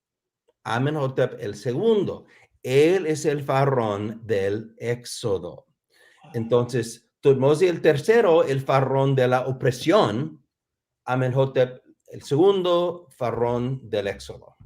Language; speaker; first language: Spanish; non-native, fluent; English